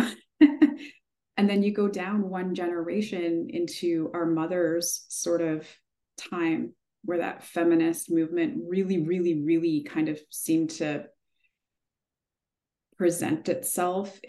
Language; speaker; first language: English; native; English